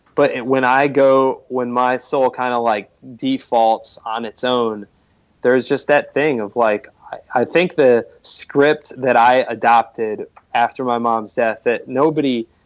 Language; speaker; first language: English; native; English